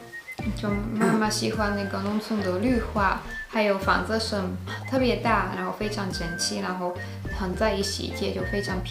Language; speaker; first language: Chinese; non-native, fluent; Slovak